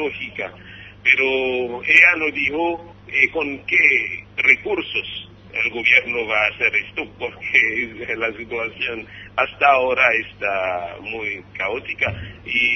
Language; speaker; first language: Spanish; non-native, fluent; Haitian Creole